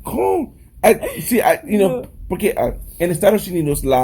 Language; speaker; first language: Spanish; non-native, learner; English